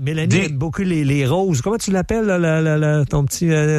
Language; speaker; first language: French; native; French